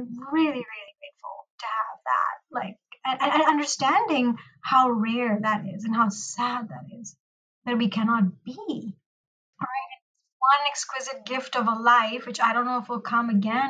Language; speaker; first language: English; non-native, local second language; Urdu